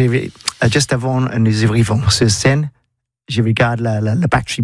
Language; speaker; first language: French; non-native, learner; English